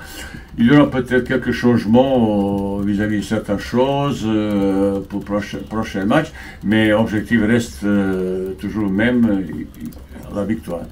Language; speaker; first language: French; non-native, fluent; Bosnian